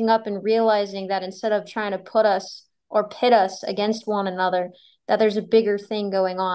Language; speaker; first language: English; native; English